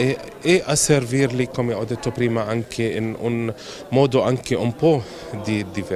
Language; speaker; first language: Italian; non-native, fluent; Arabic